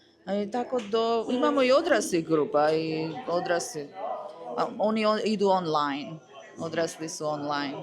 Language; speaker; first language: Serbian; early bilingual, heritage; Croatian